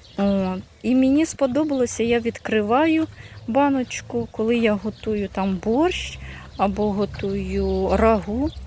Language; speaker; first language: Ukrainian; native; Ukrainian